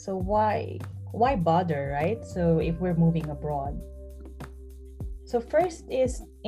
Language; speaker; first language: English; non-native, local second language; Filipino